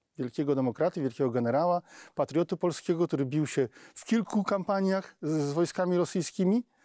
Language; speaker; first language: Polish; native; Polish